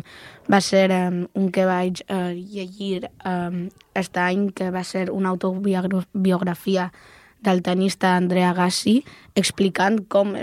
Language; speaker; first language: Catalan; non-native, local second language; Spanish